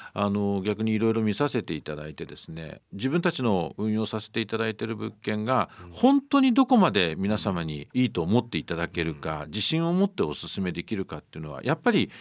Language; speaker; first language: Japanese; native; Japanese